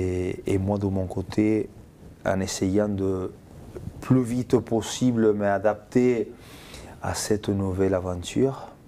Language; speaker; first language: French; non-native, fluent; Spanish